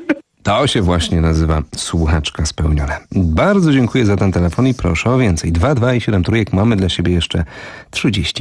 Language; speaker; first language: Polish; native; Polish